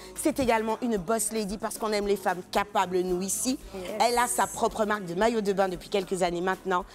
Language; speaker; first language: French; native; French